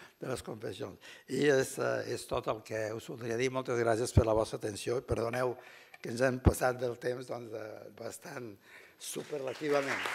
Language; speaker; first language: Catalan; early bilingual, heritage; Catalan